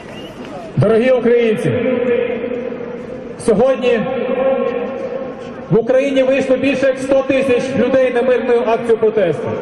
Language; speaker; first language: Ukrainian; native; Ukrainian